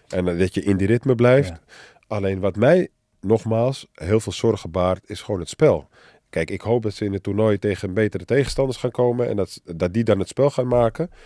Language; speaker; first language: Dutch; early bilingual, other home language; Arabic